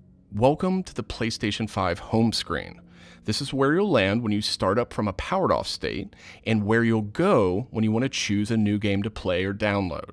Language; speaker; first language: English; native; English